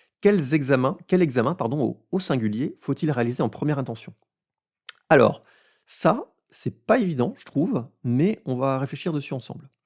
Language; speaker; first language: French; native; French